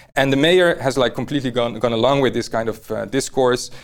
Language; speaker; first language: English; non-native, fluent; Dutch